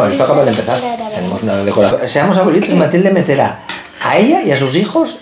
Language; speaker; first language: Spanish; native; Spanish